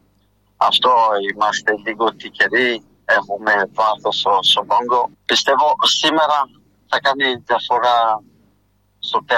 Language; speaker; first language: Greek; non-native, fluent; French